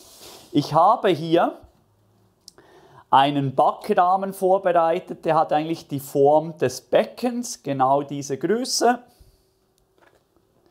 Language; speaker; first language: German; native; German